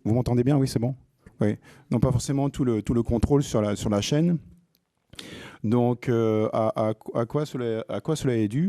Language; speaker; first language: French; native; French